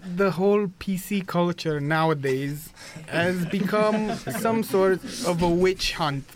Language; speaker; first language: English; non-native, fluent; Romanian